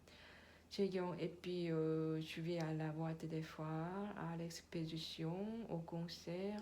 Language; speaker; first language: French; non-native, learner; Korean